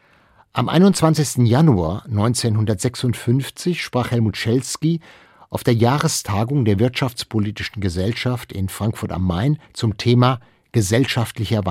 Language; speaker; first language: German; native; German